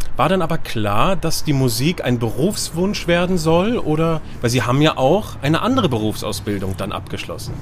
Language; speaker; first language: German; native; German